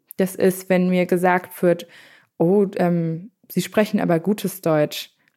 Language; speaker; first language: German; native; German